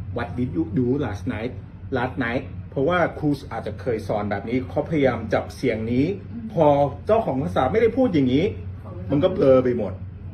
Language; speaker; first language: Thai; non-native, fluent; English